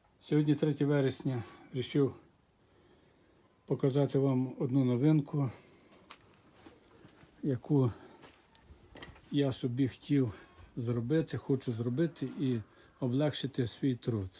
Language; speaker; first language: Ukrainian; native; Ukrainian